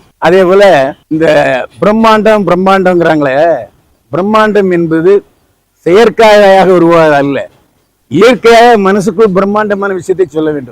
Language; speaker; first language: Tamil; native; Tamil